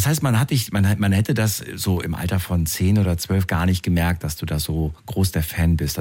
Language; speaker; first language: German; native; German